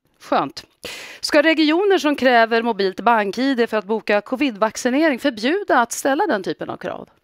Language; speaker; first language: Swedish; native; Swedish